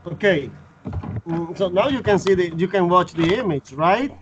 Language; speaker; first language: English; non-native, fluent; Spanish